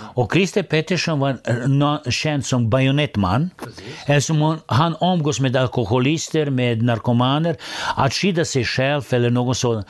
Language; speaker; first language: Swedish; non-native, fluent; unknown